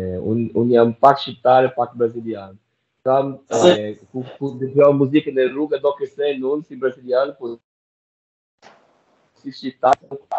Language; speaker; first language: Albanian; non-native, learner; Portuguese